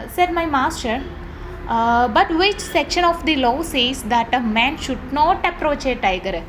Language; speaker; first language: English; non-native, local second language; Malayalam